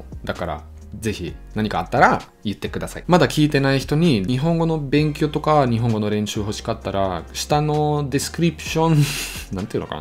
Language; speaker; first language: Japanese; non-native, learner; German